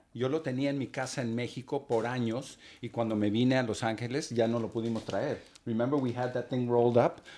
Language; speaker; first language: Spanish; native; Spanish